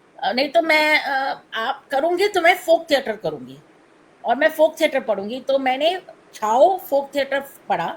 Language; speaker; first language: Hindi; non-native, local second language; Tamil